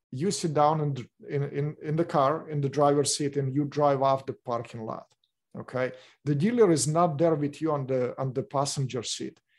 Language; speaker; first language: English; non-native, fluent; Russian